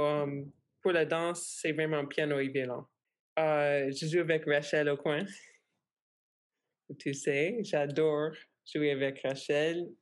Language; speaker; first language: French; non-native, fluent; English